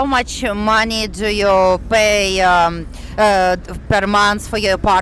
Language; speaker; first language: English; non-native, fluent; Russian